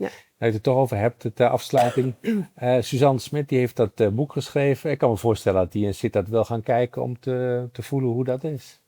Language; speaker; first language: Dutch; native; Dutch